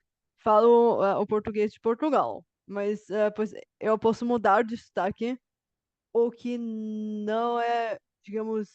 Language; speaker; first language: Portuguese; non-native, fluent; Bulgarian